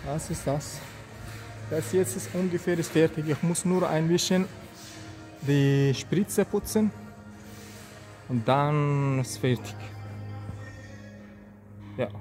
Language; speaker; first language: German; non-native, learner; Persian